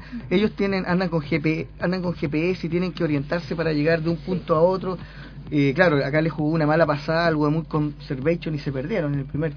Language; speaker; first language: Spanish; native; Spanish